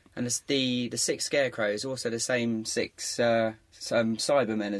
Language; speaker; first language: English; native; English